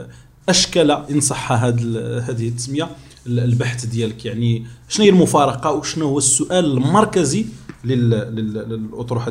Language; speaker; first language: Arabic; native; Arabic